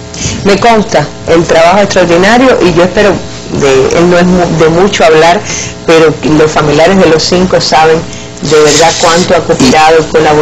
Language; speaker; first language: Spanish; native; Spanish